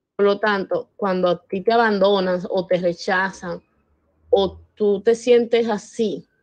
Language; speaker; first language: Spanish; native; Spanish